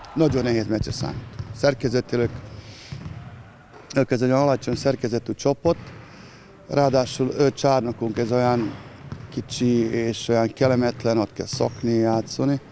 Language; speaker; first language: Hungarian; non-native, learner; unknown